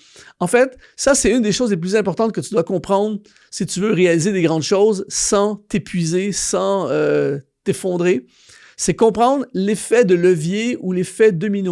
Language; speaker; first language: French; native; French